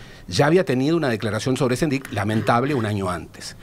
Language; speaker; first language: Spanish; native; Spanish